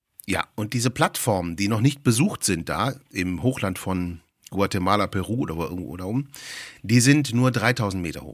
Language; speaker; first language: German; native; German